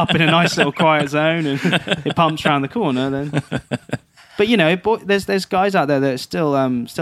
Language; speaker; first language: English; native; English